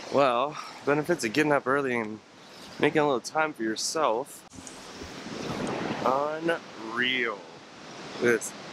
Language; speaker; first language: English; native; English